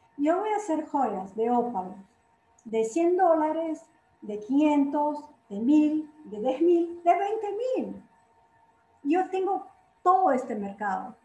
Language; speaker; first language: Spanish; non-native, fluent; Portuguese